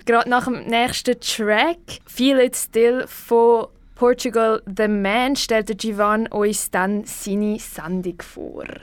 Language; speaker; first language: German; native; German